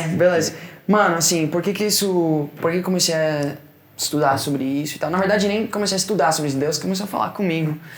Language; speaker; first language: Portuguese; non-native, fluent; Spanish